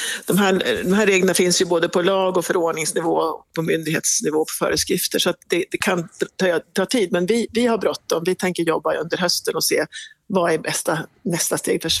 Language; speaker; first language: Swedish; native; Swedish